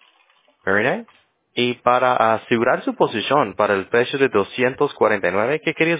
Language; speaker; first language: Spanish; early bilingual, heritage; English